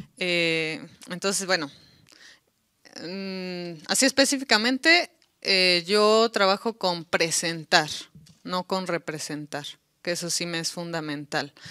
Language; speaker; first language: Spanish; native; Spanish